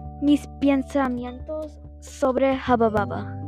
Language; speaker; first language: Spanish; non-native, learner; English